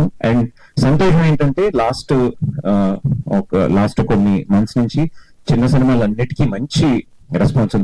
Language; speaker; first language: Telugu; native; Telugu